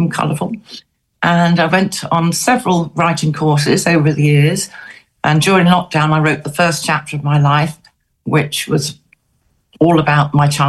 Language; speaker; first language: English; native; English